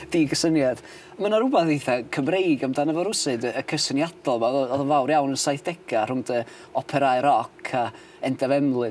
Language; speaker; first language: Welsh; native; Welsh